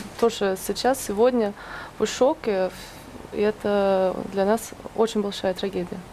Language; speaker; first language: Russian; non-native, fluent; Norwegian